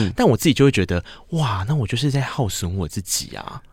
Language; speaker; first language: Chinese; non-native, local second language; Min Nan Chinese